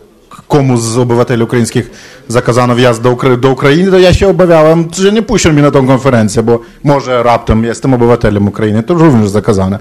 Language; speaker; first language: Polish; non-native, fluent; Ukrainian